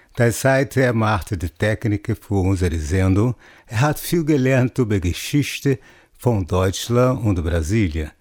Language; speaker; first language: German; non-native, fluent; Portuguese